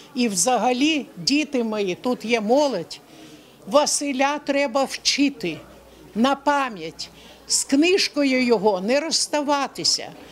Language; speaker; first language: Ukrainian; native; Ukrainian